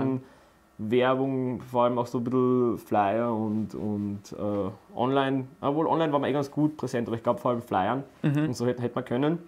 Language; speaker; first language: German; native; German